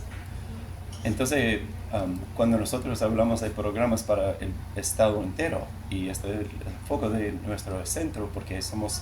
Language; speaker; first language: Spanish; non-native, learner; English